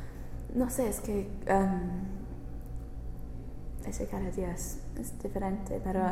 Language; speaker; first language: Spanish; non-native, learner; English